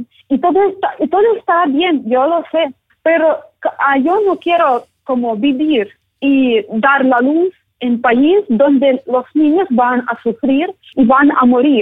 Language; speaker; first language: Spanish; non-native, learner; Ukrainian